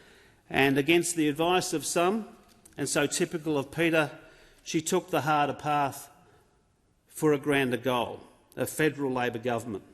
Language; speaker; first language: English; native; English